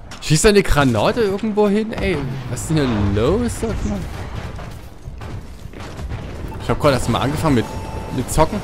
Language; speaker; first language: German; native; German